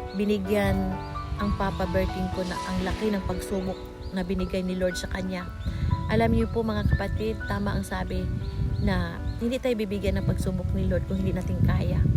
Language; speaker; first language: Filipino; non-native, local second language; Cebuano